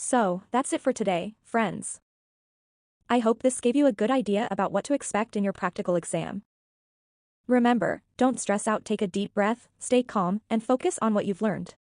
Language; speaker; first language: English; non-native, local second language; Malayalam